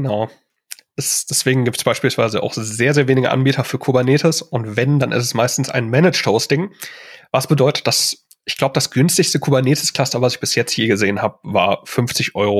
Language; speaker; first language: German; native; German